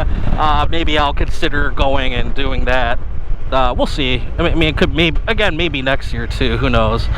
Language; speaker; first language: English; native; English